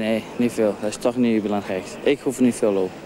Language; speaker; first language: Dutch; non-native, learner; Portuguese